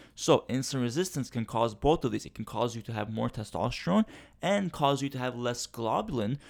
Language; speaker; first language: English; early bilingual, other home language; Turkish